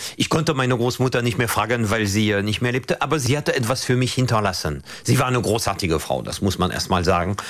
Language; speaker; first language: German; non-native, fluent; French